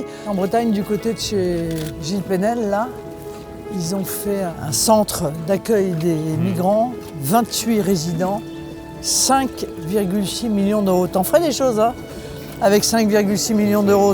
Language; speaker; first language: French; native; French